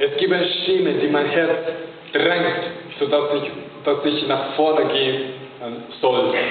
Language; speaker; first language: German; non-native, fluent; Chinese